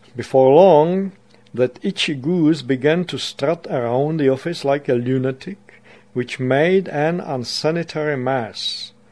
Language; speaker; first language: English; non-native, fluent; Czech